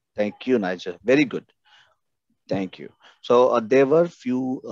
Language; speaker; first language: English; non-native, local second language; Hindi